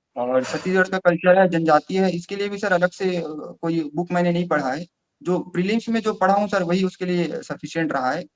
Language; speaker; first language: Hindi; non-native, local second language; Chhattisgarhi